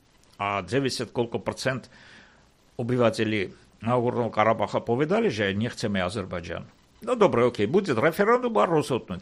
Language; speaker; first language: Slovak; non-native, fluent; Armenian